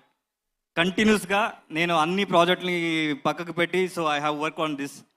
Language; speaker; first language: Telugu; non-native, learner; Kannada